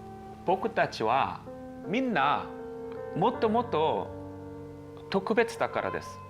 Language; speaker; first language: Japanese; non-native, fluent; Korean